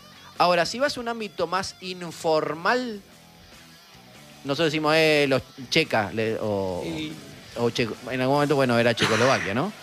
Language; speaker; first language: Spanish; native; Spanish